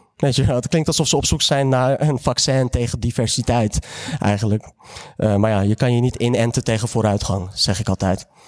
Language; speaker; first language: Dutch; early bilingual, other home language; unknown